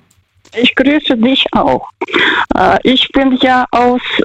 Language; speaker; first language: German; non-native, fluent; Russian